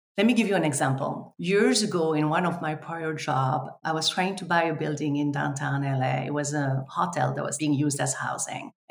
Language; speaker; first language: English; non-native, fluent; French